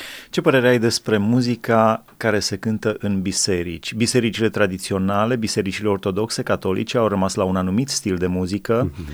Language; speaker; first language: Romanian; native; Romanian